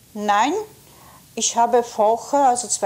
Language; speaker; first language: German; non-native, fluent; Polish